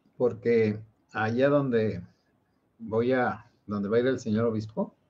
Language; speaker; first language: Spanish; native; Spanish